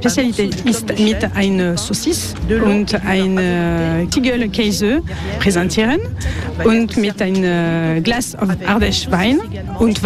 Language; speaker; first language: German; non-native, learner; French